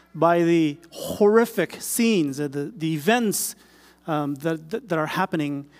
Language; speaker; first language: English; non-native, local second language; Filipino